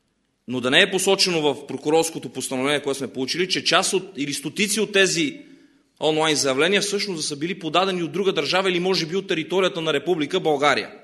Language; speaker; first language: Bulgarian; native; Bulgarian